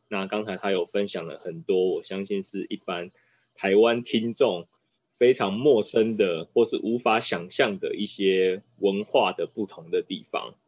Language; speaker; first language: Chinese; native; Chinese